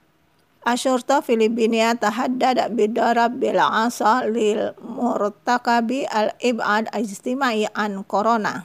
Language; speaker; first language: Arabic; non-native, fluent; Indonesian